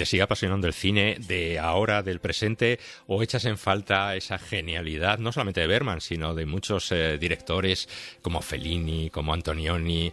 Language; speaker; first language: Spanish; native; Spanish